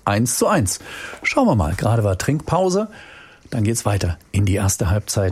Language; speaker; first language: German; native; German